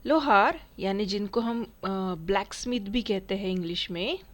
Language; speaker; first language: Hindi; non-native, local second language; Marathi